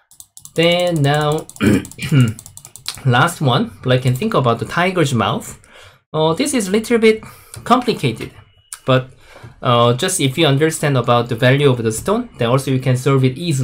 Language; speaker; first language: English; non-native, fluent; Korean